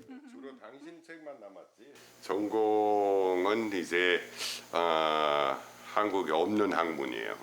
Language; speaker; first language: Korean; non-native, fluent; German